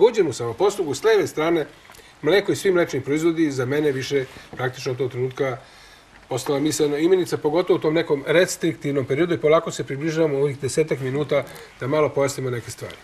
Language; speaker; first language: Croatian; native; Croatian